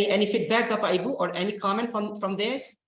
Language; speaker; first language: English; non-native, fluent; Indonesian